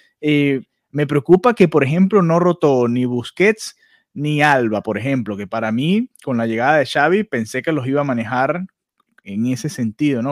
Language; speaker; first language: Spanish; native; Spanish